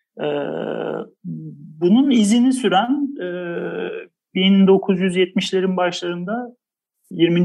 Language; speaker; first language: Turkish; native; Turkish